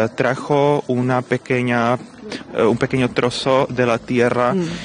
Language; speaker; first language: Spanish; non-native, fluent; Czech